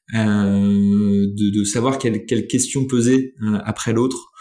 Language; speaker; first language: French; native; French